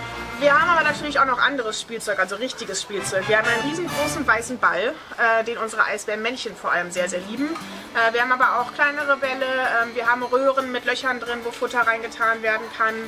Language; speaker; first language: German; native; German